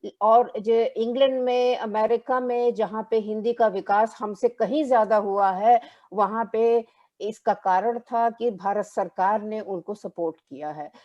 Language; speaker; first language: Hindi; native; Hindi